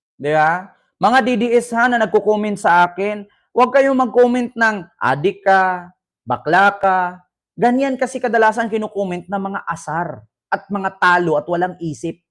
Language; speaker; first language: Filipino; native; Filipino